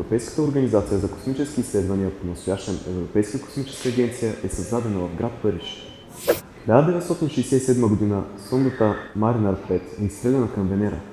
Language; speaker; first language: Bulgarian; native; Bulgarian